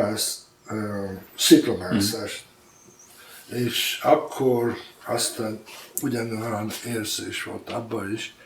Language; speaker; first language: Hungarian; early bilingual, heritage; Hungarian